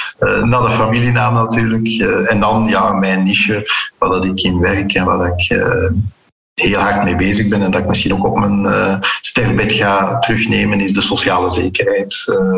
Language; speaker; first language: Dutch; early bilingual, heritage; Dutch